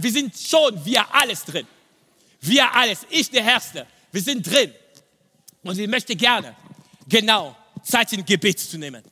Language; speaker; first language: German; non-native, fluent; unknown